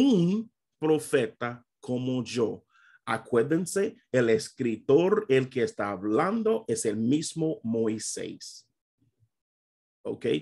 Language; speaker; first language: Spanish; non-native, fluent; English